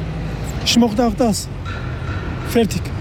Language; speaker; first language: German; non-native, learner; Persian